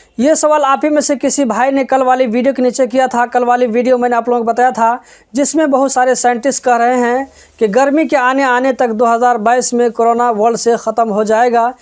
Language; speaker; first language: Hindi; native; Hindi